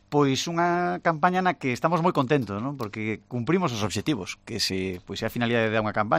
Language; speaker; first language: Galician; non-native, local second language; Spanish